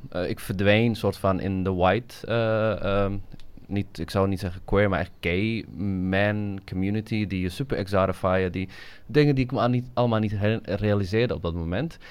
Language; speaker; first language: Dutch; early bilingual, other home language; Somali